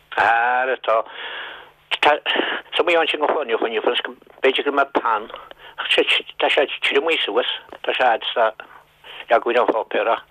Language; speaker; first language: Irish; native; Irish